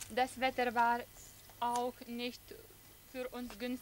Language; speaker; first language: German; non-native, fluent; Lithuanian